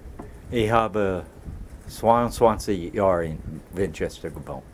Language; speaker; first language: German; early bilingual, heritage; German